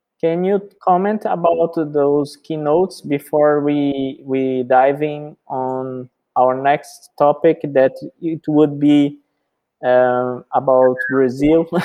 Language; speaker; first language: English; non-native, fluent; Portuguese